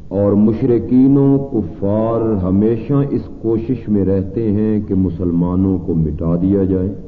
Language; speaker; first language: Urdu; native; Urdu